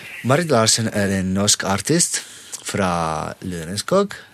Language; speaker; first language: Norwegian; non-native, learner; Italian